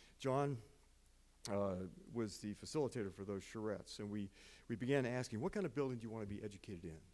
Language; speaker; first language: English; native; English